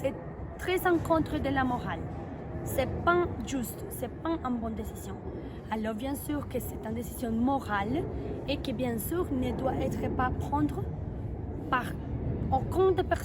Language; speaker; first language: French; non-native, learner; Spanish